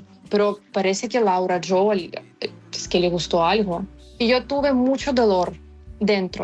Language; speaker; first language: Spanish; non-native, fluent; Ukrainian